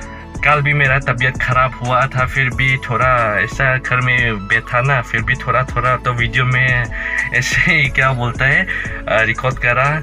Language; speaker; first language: Hindi; non-native, learner; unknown